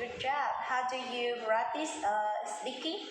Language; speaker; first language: English; non-native, fluent; Vietnamese